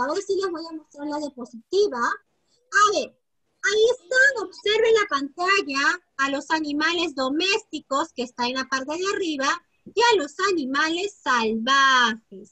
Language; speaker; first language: Spanish; native; Spanish